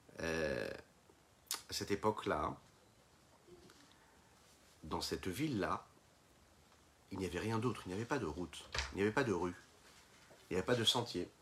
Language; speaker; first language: French; native; French